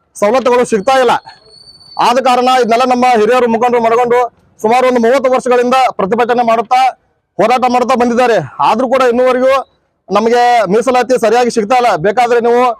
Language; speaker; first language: Kannada; native; Kannada